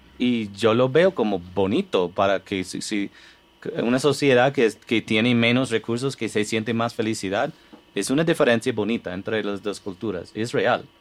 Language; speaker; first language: Spanish; non-native, fluent; English